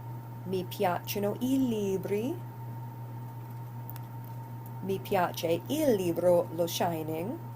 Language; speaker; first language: Italian; non-native, fluent; English